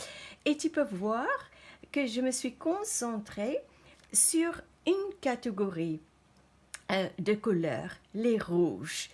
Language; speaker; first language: French; non-native, fluent; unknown